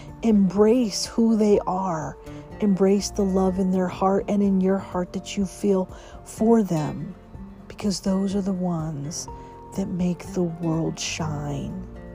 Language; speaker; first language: English; native; English